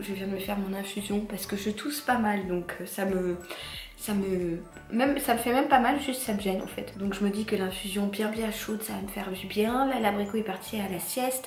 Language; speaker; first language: French; native; French